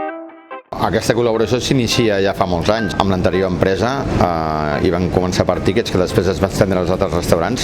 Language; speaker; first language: Spanish; non-native, local second language; Catalan